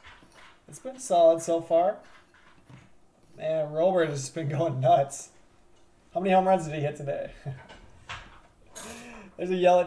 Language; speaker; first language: English; native; English